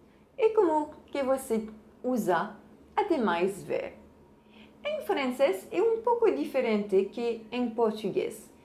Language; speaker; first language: Portuguese; non-native, fluent; French